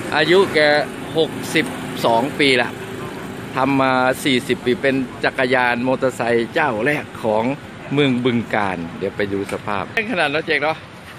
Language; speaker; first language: Thai; native; Thai